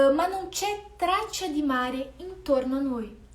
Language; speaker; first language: Italian; non-native, fluent; Portuguese